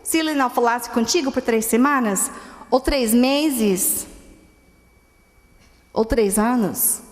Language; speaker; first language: Portuguese; non-native, fluent; English